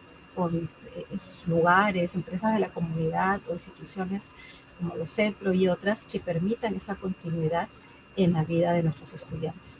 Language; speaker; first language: Spanish; native; Spanish